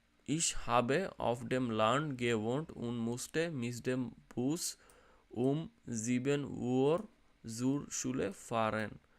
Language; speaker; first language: German; non-native, fluent; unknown